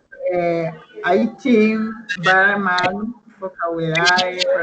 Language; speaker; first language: English; non-native, learner; Spanish